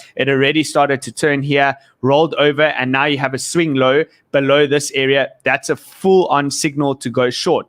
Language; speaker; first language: English; native; English